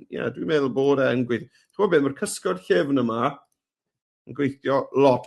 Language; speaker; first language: Welsh; native; Welsh